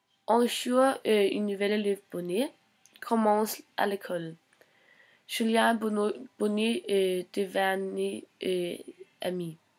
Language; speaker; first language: French; non-native, learner; Norwegian